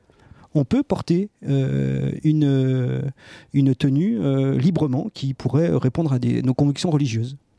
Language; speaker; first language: French; native; French